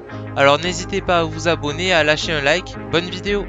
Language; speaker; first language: French; native; French